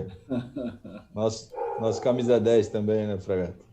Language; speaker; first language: Portuguese; native; Portuguese